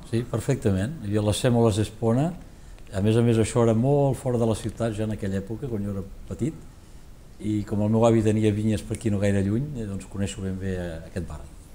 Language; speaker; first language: Catalan; native; Catalan